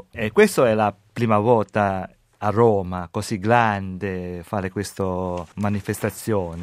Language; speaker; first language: Italian; non-native, learner; Chinese